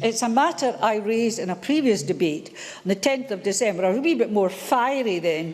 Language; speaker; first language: English; native; English